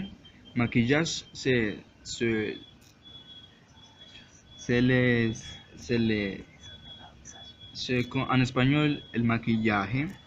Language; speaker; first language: French; non-native, learner; Spanish